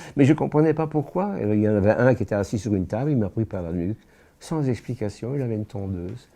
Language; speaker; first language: French; native; French